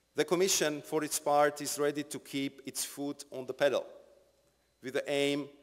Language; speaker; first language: English; non-native, fluent; Slovak